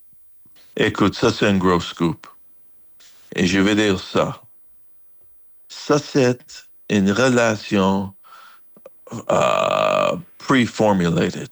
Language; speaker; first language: French; non-native, fluent; English